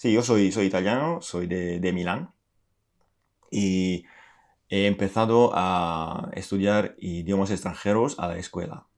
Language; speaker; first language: Spanish; non-native, fluent; Italian